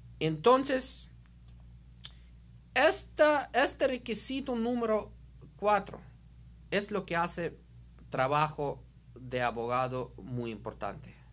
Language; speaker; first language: Spanish; non-native, fluent; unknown